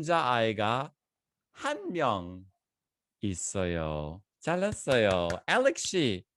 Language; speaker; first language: Korean; non-native, fluent; English